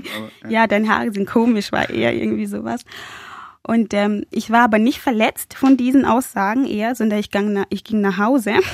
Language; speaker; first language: German; non-native, fluent; Spanish